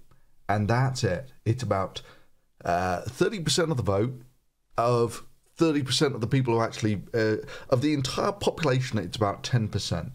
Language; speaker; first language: English; native; English